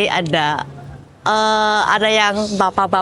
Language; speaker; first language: Indonesian; early bilingual, heritage; Indonesian